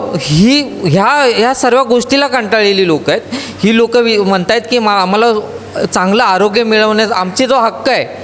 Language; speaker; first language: Marathi; native; Marathi